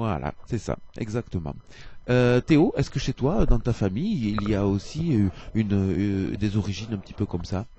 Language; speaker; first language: French; native; French